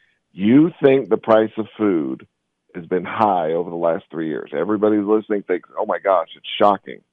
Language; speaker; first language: English; native; English